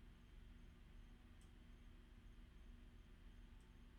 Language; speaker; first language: English; native; English